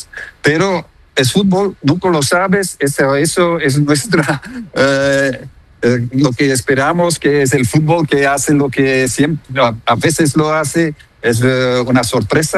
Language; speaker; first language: Spanish; non-native, fluent; Dutch